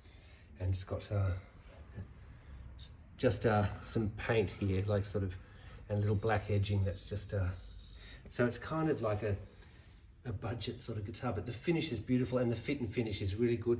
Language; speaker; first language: English; native; English